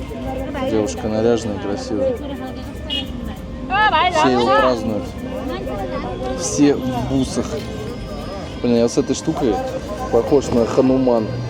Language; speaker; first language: Russian; native; Russian